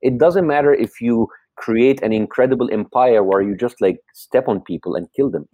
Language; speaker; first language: English; non-native, fluent; Arabic